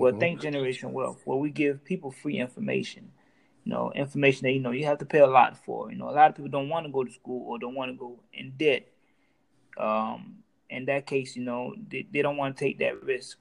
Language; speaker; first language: English; native; English